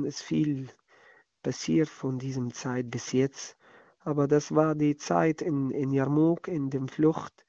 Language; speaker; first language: German; non-native, learner; Arabic